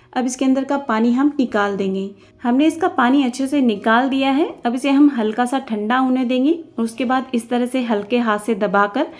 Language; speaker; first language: Hindi; native; Hindi